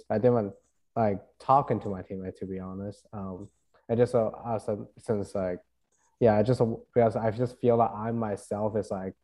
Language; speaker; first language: English; non-native, fluent; Chinese